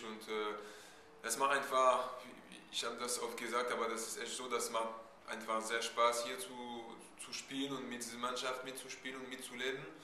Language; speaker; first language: German; non-native, fluent; French